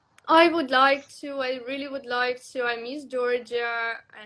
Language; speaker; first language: English; non-native, learner; Russian